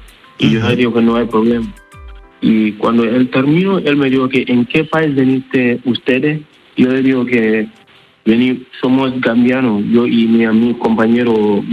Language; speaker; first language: Spanish; non-native, learner; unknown